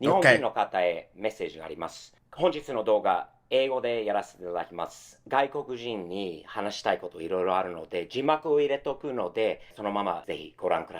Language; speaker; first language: Japanese; non-native, fluent; English